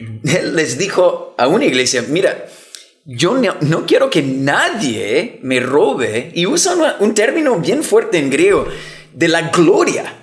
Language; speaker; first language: Spanish; non-native, fluent; English